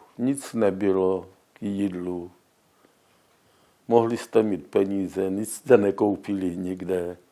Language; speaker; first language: Czech; non-native, local second language; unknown